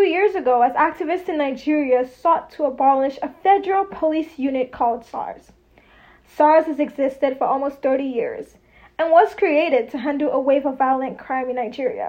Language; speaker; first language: English; non-native, local second language; Yoruba